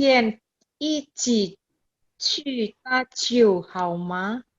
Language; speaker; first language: Chinese; non-native, learner; Indonesian